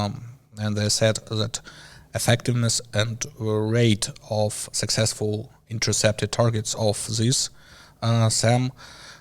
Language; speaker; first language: English; non-native, learner; Ukrainian